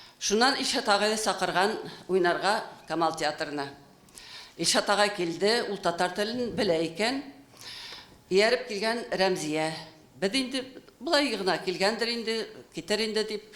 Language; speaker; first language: Tatar; non-native, local second language; Bashkir